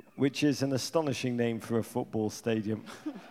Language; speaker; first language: English; native; English